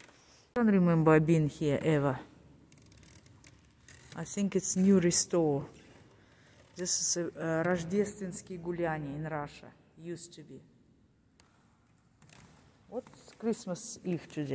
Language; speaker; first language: English; non-native, learner; Russian